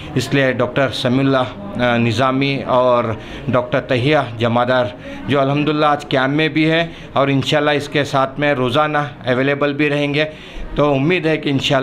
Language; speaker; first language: Hindi; non-native, local second language; Urdu